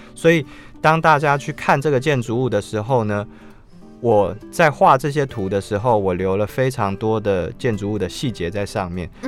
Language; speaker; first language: Chinese; native; Chinese